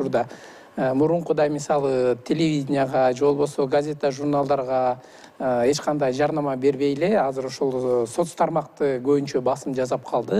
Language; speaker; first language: Kyrgyz; native; Kyrgyz